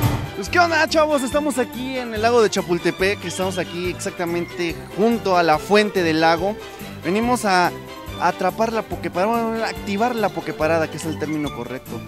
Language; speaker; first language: Spanish; native; Spanish